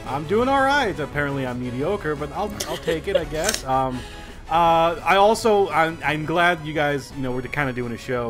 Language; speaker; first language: English; native; English